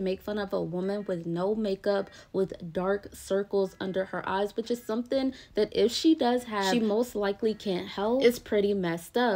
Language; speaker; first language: English; native; English